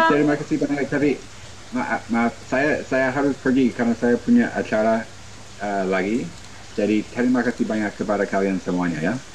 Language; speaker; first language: Indonesian; non-native, fluent; English